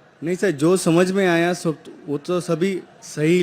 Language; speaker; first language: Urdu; non-native, local second language; Bangla